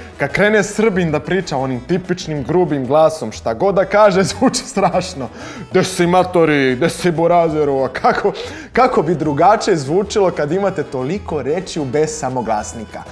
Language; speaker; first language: Serbian; non-native, fluent; Portuguese